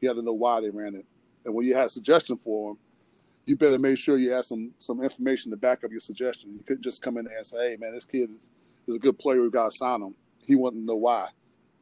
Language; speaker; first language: English; native; English